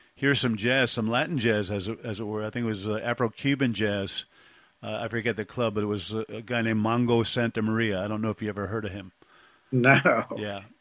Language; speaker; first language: English; native; English